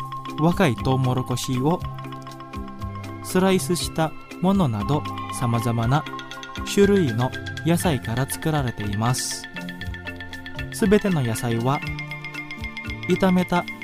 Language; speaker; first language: Japanese; non-native, fluent; Indonesian